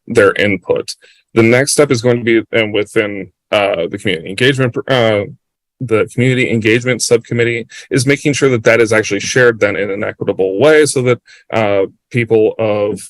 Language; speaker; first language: English; native; English